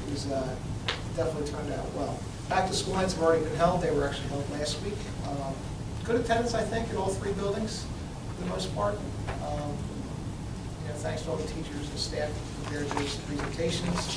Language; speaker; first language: English; native; English